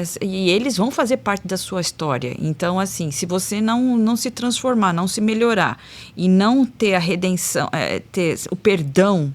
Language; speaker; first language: Portuguese; native; Portuguese